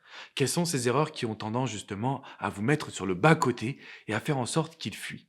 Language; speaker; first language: French; native; French